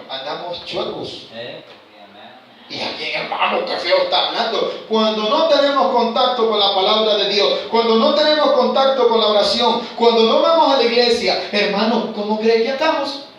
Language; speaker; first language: Spanish; native; Spanish